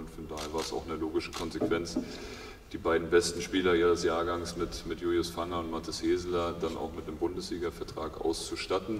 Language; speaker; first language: German; native; German